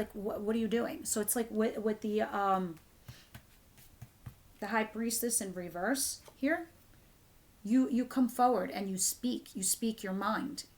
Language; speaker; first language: English; native; English